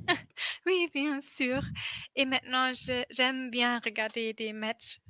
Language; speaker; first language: French; non-native, fluent; German